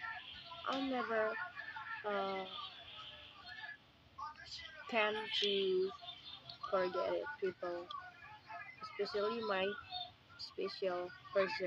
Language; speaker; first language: English; non-native, learner; Indonesian